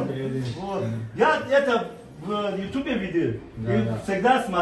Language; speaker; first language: Russian; non-native, learner; Tajik